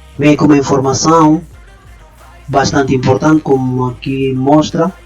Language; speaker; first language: Portuguese; native; Portuguese